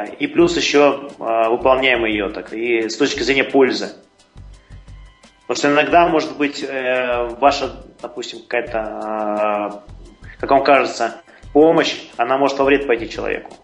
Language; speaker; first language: Russian; native; Russian